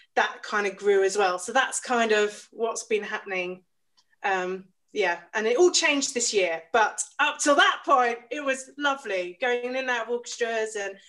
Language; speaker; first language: English; native; English